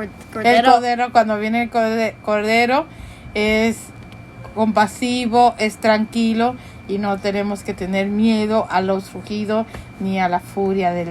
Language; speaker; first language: Spanish; early bilingual, heritage; Spanish